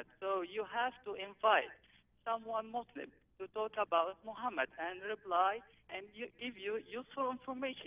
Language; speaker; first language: English; non-native, learner; Arabic